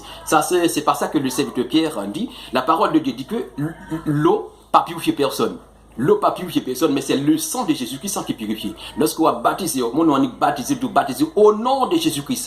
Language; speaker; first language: French; non-native, local second language; Haitian Creole